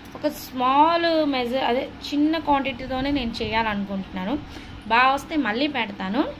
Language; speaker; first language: Telugu; non-native, local second language; Urdu